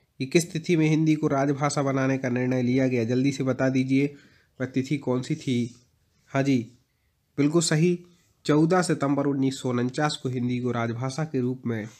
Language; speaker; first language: Hindi; native; Hindi